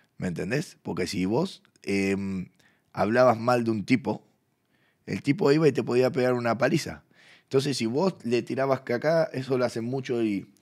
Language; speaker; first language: Spanish; native; Spanish